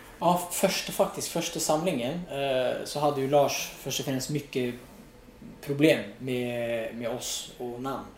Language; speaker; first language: Swedish; non-native, fluent; Riffian